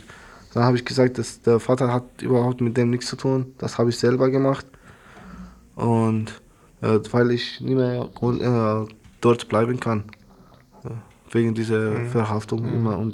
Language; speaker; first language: German; non-native, learner; Arabic